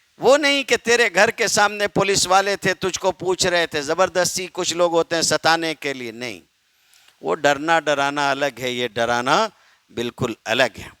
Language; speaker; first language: Urdu; native; Urdu